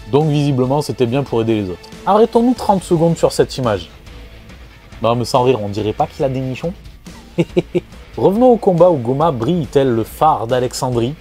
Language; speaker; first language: French; native; French